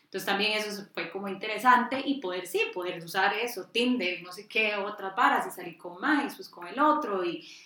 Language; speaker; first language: Spanish; native; Spanish